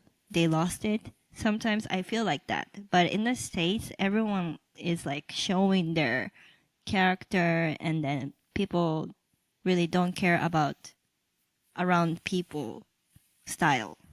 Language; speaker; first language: English; non-native, local second language; Japanese